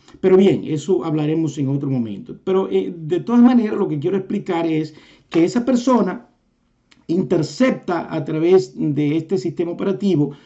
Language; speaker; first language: Spanish; native; Spanish